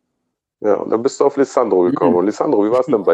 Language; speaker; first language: German; native; German